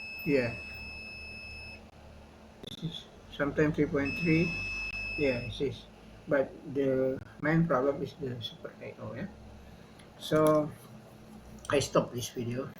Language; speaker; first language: English; non-native, learner; Indonesian